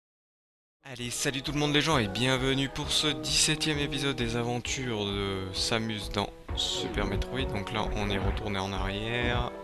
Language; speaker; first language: French; native; French